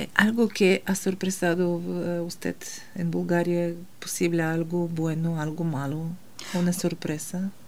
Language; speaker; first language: Spanish; non-native, learner; Bulgarian